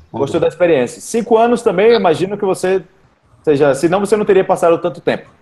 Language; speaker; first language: Portuguese; native; Portuguese